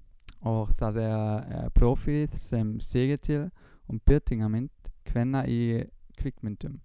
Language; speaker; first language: Icelandic; non-native, learner; German